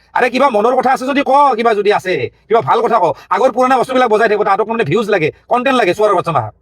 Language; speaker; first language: Assamese; native; Assamese